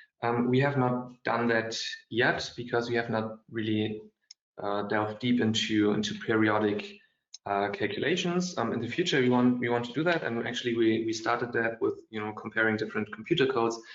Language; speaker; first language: English; non-native, fluent; German